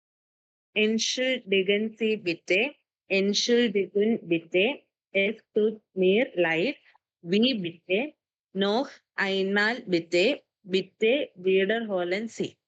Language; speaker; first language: German; non-native, learner; Malayalam